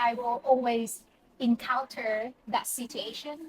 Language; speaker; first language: English; non-native, learner; Vietnamese